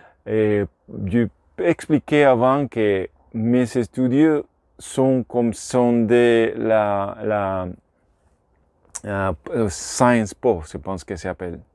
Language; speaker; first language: French; non-native, learner; Spanish